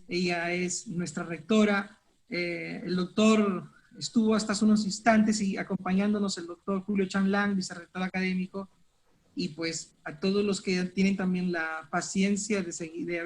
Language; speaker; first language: Spanish; native; Spanish